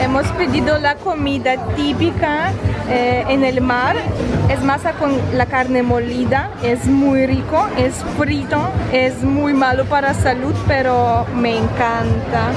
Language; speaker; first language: Spanish; non-native, fluent; Russian